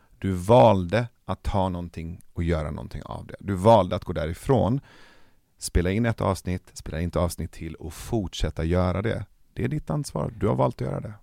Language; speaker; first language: Swedish; early bilingual, other home language; Persian